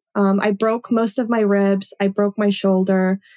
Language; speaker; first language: English; early bilingual, other home language; Polish